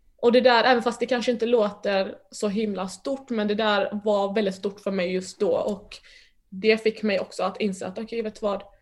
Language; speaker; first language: Swedish; early bilingual, other home language; Mandingo